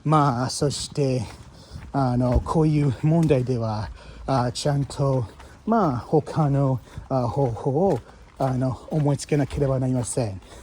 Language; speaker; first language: Japanese; non-native, fluent; English